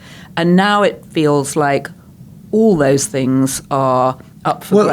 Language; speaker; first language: English; native; English